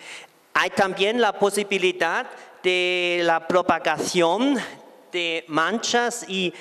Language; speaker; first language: Spanish; non-native, fluent; German